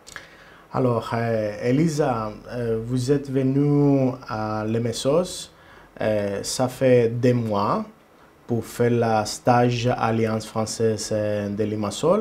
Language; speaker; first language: French; non-native, learner; Greek